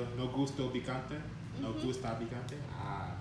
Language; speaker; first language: Spanish; non-native, learner; English